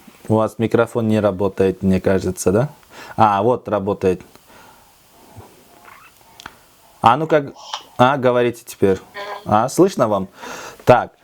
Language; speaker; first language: Russian; non-native, local second language; Kyrgyz